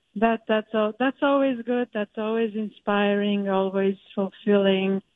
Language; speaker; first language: English; early bilingual, other home language; Turkish